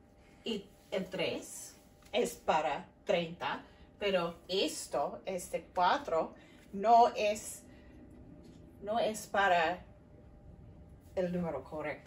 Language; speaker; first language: Spanish; non-native, fluent; English